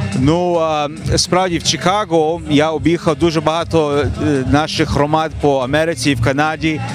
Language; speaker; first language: Ukrainian; early bilingual, heritage; Ukrainian